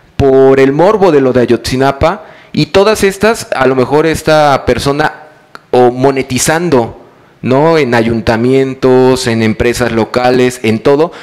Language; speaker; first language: Spanish; native; Spanish